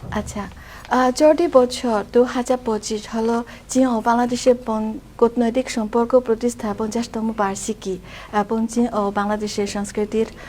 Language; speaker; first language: Bangla; non-native, fluent; Chinese